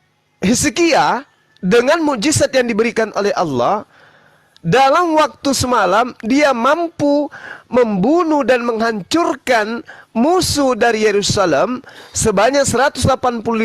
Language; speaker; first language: Indonesian; native; Indonesian